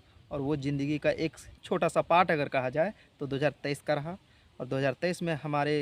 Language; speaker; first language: Hindi; native; Hindi